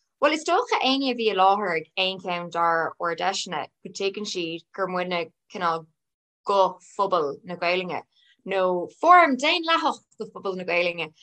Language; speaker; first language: Irish; non-native, local second language; English